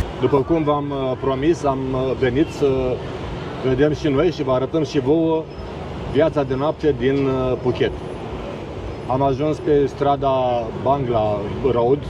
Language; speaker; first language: Romanian; native; Romanian